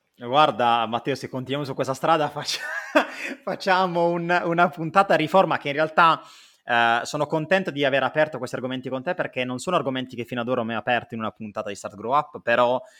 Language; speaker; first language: Italian; native; Italian